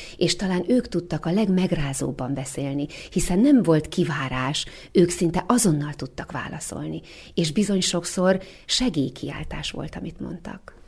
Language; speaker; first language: Hungarian; native; Hungarian